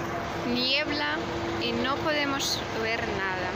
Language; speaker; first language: Spanish; non-native, learner; Russian